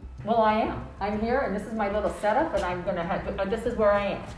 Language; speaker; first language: English; native; English